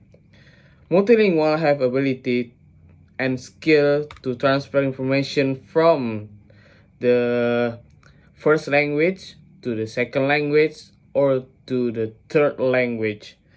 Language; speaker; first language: English; non-native, learner; Indonesian